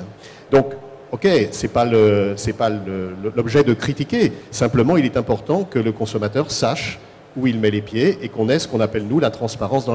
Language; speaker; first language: French; native; French